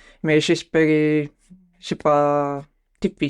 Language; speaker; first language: French; non-native, learner; Bulgarian